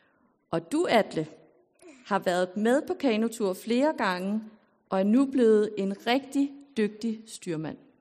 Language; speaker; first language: Danish; native; Danish